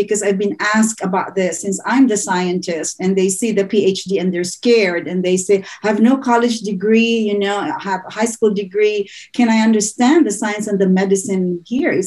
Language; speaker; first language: English; non-native, local second language; Filipino